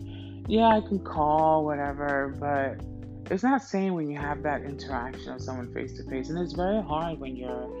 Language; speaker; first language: English; native; English